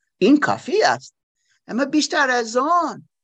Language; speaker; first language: Persian; non-native, learner; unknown